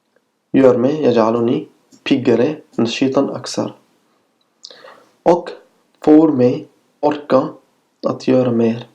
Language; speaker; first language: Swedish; non-native, fluent; Arabic